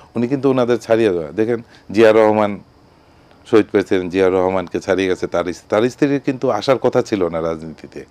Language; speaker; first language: Bangla; native; Bangla